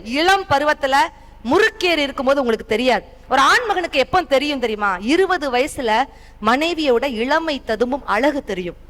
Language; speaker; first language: Tamil; native; Tamil